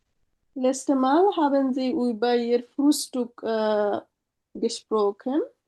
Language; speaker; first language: German; non-native, fluent; Bangla